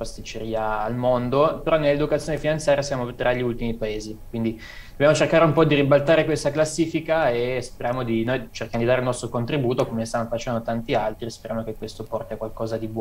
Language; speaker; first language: Italian; native; Italian